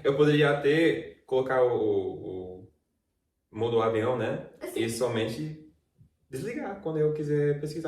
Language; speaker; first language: Portuguese; non-native, fluent; English